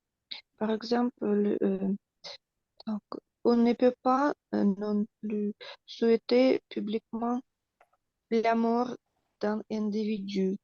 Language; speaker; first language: French; non-native, learner; Russian